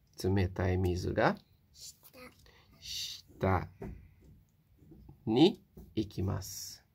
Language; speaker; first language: Japanese; non-native, fluent; Portuguese